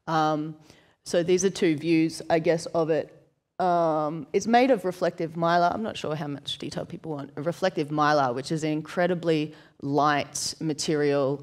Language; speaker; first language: English; native; English